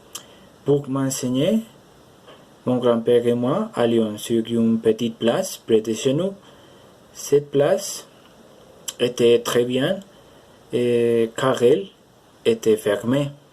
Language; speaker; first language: French; non-native, learner; Spanish